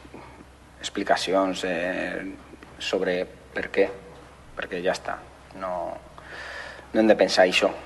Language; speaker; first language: Catalan; non-native, learner; Spanish